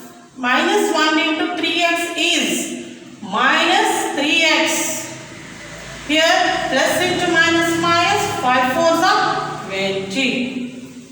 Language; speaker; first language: English; non-native, local second language; Kannada